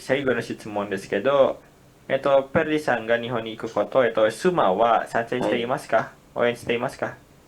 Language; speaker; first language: Japanese; non-native, learner; Indonesian